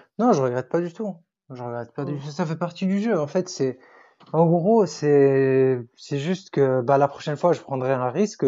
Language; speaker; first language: French; non-native, local second language; Arabic